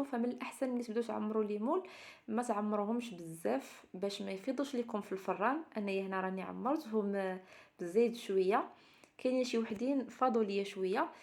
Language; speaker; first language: Arabic; native; Arabic